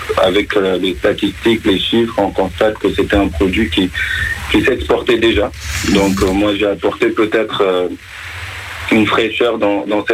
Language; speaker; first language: French; non-native, local second language; Wolof